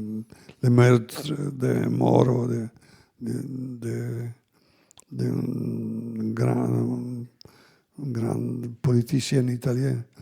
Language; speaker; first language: French; non-native, fluent; Italian